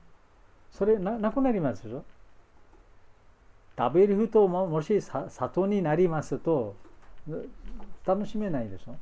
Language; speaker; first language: Japanese; non-native, fluent; Bangla